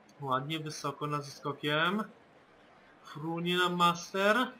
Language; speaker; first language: Polish; native; Polish